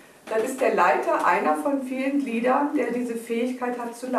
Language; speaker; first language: German; native; German